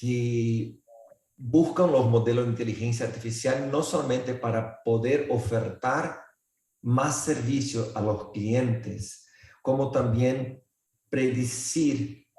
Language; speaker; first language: Spanish; non-native, fluent; Portuguese